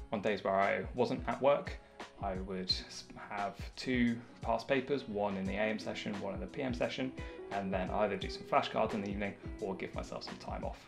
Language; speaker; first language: English; native; English